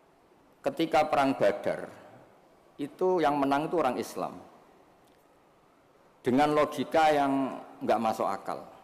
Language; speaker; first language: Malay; non-native, local second language; Javanese